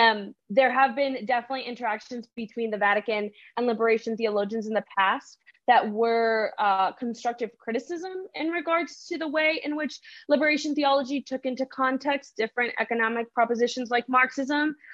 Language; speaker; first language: English; early bilingual, other home language; Spanish